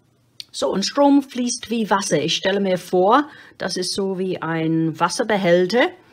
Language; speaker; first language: German; non-native, fluent; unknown